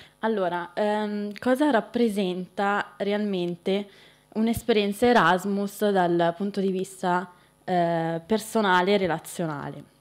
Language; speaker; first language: Italian; native; Italian